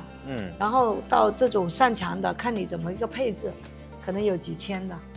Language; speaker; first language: Chinese; native; Chinese